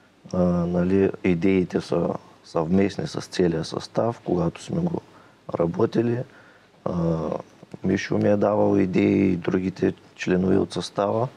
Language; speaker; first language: Bulgarian; native; Bulgarian